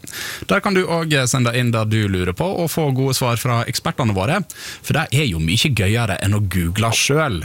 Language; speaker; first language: Norwegian; native; Norwegian